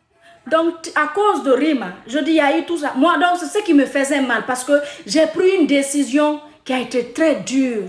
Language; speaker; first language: French; non-native, local second language; Mandingo